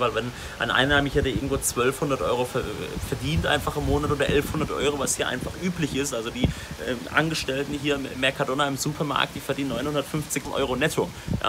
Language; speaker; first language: German; native; German